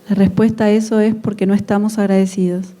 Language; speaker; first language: Spanish; native; Spanish